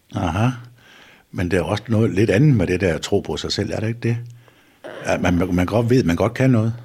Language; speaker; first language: Danish; native; Danish